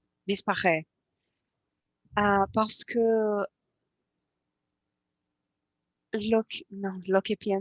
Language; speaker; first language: French; non-native, learner; Portuguese